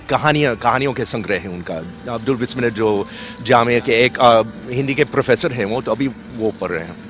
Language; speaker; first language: Hindi; non-native, fluent; English